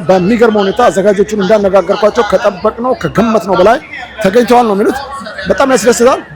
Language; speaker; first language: Amharic; native; Amharic